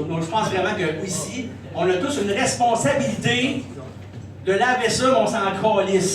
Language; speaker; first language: French; native; French